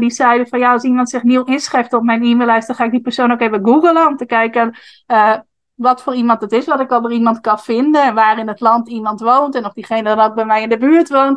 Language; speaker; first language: Dutch; native; Dutch